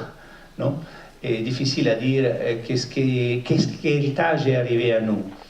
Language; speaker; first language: French; non-native, fluent; Italian